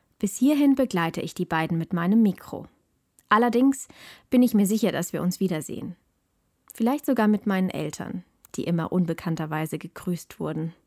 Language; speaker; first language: German; early bilingual, other home language; Malayalam